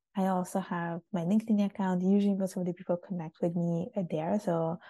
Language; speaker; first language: English; non-native, fluent; Italian